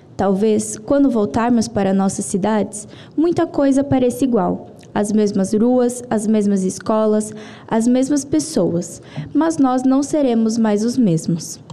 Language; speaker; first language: Portuguese; native; Portuguese